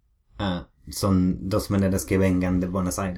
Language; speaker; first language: Spanish; non-native, learner; English